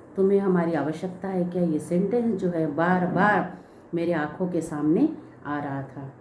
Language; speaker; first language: Hindi; non-native, local second language; Marathi